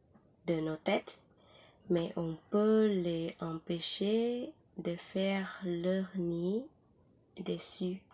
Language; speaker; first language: French; non-native, learner; Thai